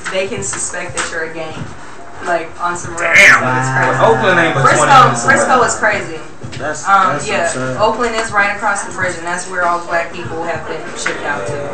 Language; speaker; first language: English; native; English